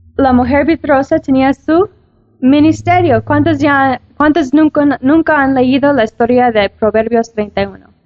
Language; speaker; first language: Spanish; non-native, fluent; English